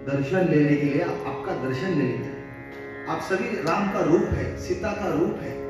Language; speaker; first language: Hindi; non-native, local second language; Marathi